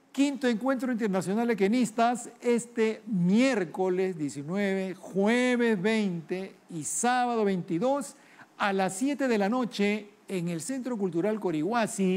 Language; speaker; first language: Spanish; native; Spanish